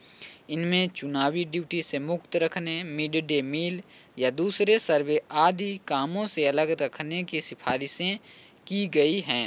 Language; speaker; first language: Hindi; native; Hindi